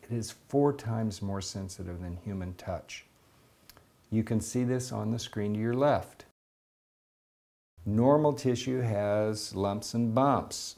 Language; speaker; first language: English; native; English